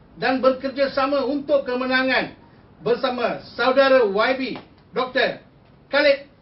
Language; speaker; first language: Malay; non-native, local second language; Tamil